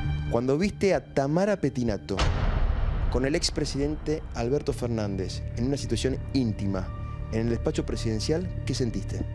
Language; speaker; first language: Spanish; native; Spanish